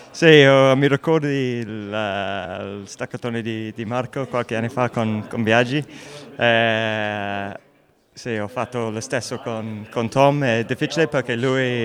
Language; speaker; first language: Italian; non-native, learner; English